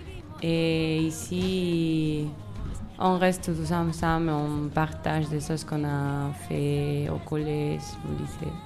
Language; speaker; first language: French; non-native, fluent; Spanish